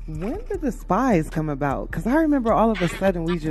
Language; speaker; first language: English; native; English